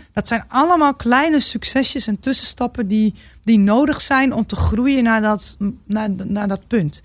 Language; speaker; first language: Dutch; native; Dutch